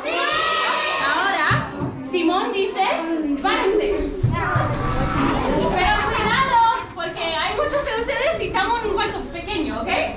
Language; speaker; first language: Spanish; non-native, fluent; English